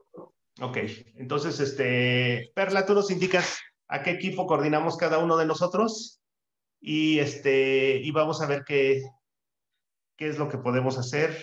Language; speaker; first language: Spanish; native; Spanish